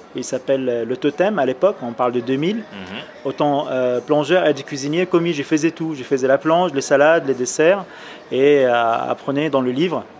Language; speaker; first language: French; non-native, fluent; Arabic